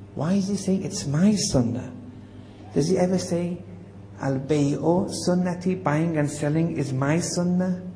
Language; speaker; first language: English; native; English